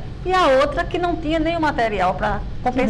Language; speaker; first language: Portuguese; native; Portuguese